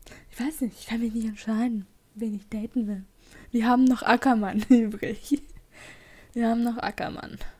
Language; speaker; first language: German; native; German